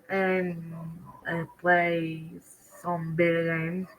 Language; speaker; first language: English; non-native, learner; Spanish